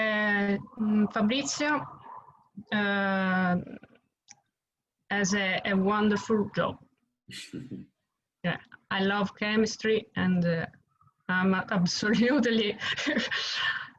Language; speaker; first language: English; non-native, learner; Italian